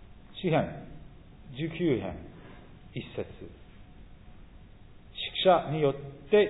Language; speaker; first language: Japanese; non-native, fluent; English